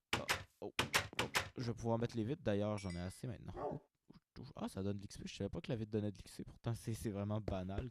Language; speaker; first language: French; native; French